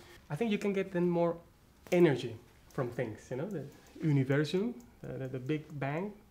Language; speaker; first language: English; non-native, fluent; Spanish